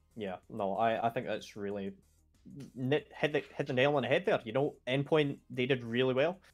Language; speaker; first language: English; native; English